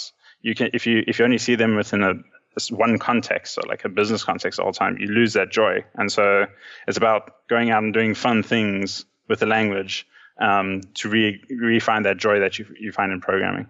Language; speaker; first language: English; native; English